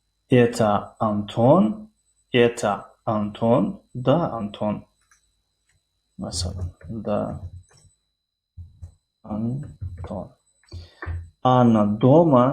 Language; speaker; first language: Russian; non-native, fluent; Tajik